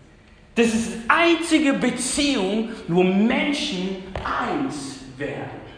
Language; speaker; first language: German; non-native, fluent; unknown